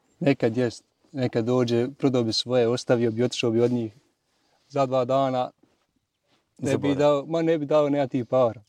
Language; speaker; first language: Bosnian; native; Bosnian